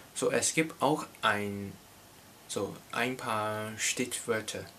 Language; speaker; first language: German; non-native, learner; Cantonese